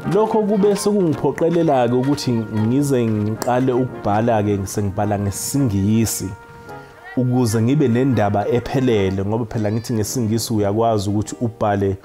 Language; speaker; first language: Zulu; native; Zulu